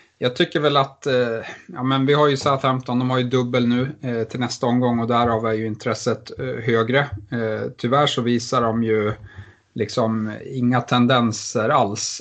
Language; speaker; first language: Swedish; native; Swedish